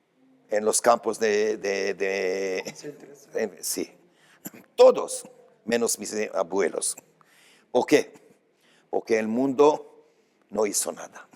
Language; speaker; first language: Spanish; non-native, fluent; Hebrew